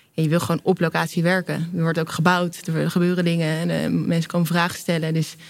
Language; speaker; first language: Dutch; native; Dutch